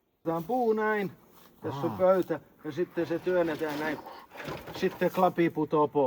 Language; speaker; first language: Finnish; native; Finnish